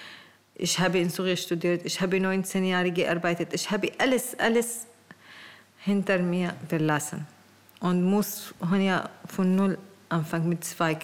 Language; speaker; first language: German; non-native, learner; Arabic